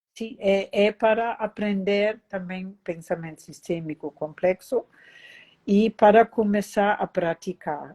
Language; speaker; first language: Portuguese; non-native, fluent; German